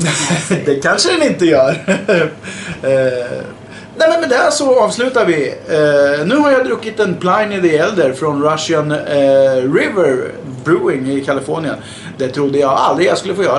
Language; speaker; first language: Swedish; native; Swedish